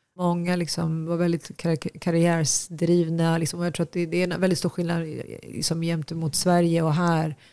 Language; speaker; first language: Swedish; early bilingual, other home language; Tigrinya